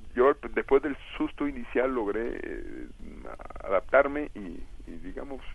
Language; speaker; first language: Spanish; native; Spanish